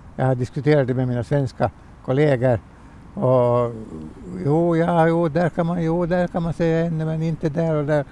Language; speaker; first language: Swedish; native; Swedish